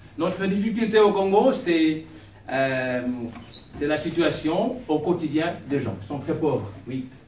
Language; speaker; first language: French; non-native, local second language; Kongo